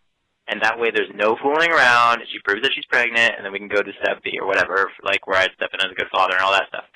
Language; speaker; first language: English; native; English